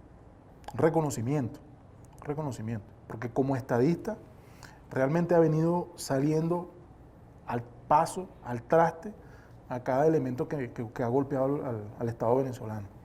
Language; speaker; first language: Spanish; native; Spanish